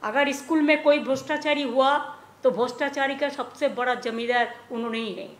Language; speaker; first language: Hindi; non-native, local second language; Bangla